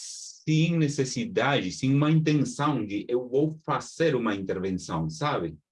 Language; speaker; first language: Portuguese; non-native, fluent; Spanish